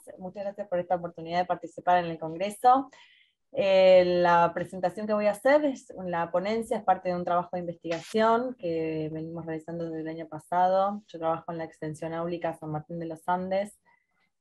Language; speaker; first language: Spanish; native; Spanish